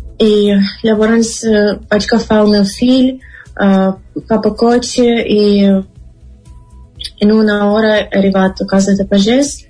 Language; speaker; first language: Catalan; non-native, fluent; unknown